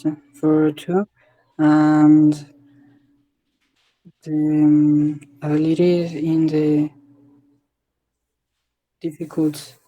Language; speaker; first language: English; non-native, learner; Spanish